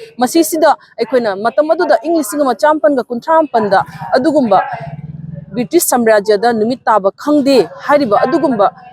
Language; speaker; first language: Manipuri; native; Manipuri